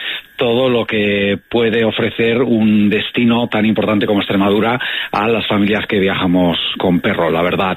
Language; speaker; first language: Spanish; native; Spanish